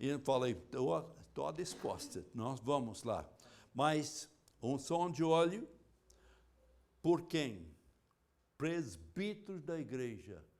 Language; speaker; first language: Portuguese; non-native, fluent; English